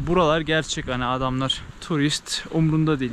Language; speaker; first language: Turkish; native; Turkish